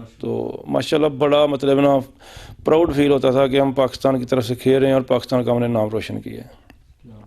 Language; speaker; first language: Urdu; non-native, local second language; Punjabi